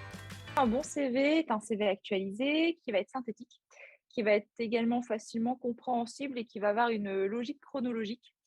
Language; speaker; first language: French; native; French